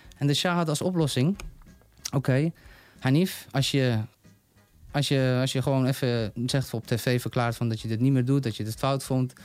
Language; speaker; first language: Dutch; non-native, fluent; Persian